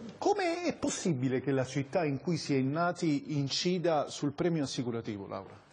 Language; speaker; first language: Italian; native; Italian